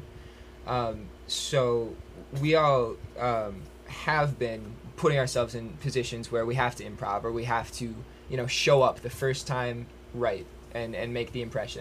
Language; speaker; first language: English; native; English